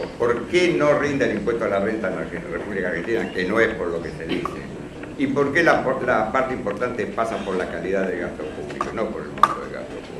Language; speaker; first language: Spanish; native; Spanish